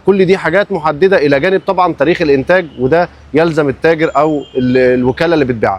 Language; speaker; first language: Arabic; native; Arabic